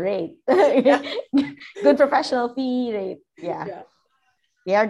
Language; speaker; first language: English; non-native, local second language; Filipino